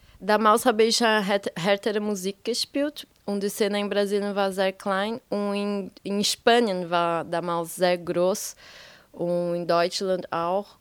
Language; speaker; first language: German; non-native, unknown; Portuguese